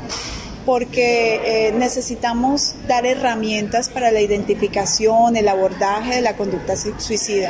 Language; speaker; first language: Spanish; native; Spanish